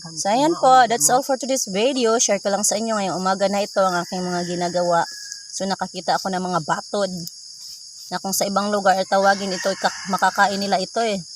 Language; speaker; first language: Filipino; non-native, local second language; Cebuano